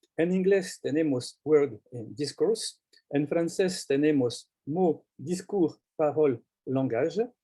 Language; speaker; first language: Spanish; non-native, fluent; French